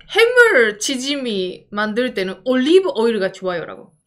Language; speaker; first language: Korean; non-native, fluent; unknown